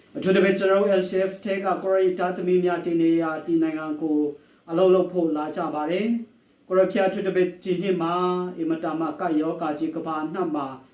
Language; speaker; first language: Burmese; non-native, local second language; Hakha Chin